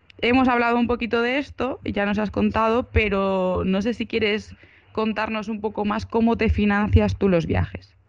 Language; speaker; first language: Spanish; native; Spanish